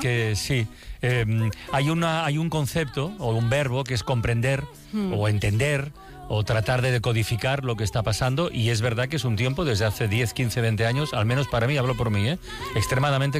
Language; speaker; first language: Spanish; native; Spanish